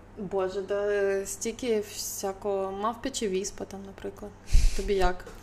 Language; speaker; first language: Ukrainian; non-native, local second language; Russian